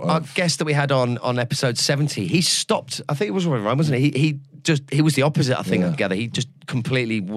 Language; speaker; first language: English; native; English